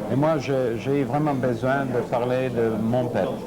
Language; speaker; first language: French; non-native, fluent; Serbian